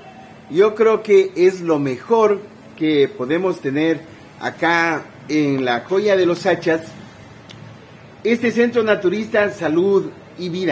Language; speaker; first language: Spanish; native; Spanish